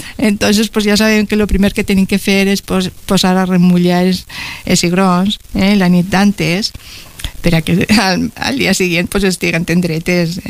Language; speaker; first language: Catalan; non-native, local second language; Spanish